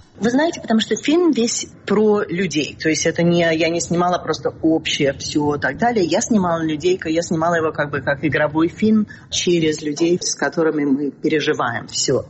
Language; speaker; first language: Russian; early bilingual, heritage; Russian